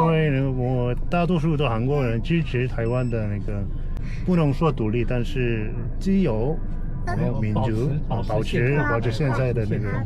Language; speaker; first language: Chinese; non-native, fluent; Korean